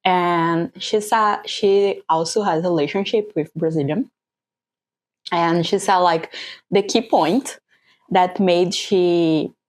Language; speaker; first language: English; non-native, fluent; Portuguese